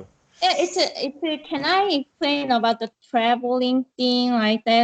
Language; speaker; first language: English; non-native, learner; Korean